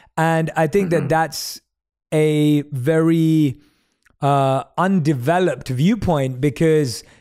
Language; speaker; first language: English; native; English